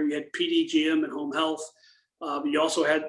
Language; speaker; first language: English; native; English